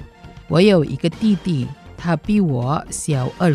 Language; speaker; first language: Chinese; non-native, fluent; Indonesian